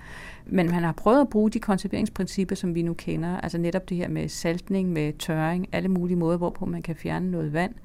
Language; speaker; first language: Danish; native; Danish